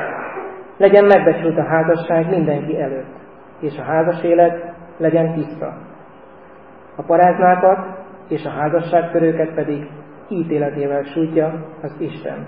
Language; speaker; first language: Hungarian; native; Hungarian